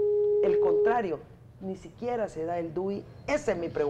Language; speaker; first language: Spanish; native; Spanish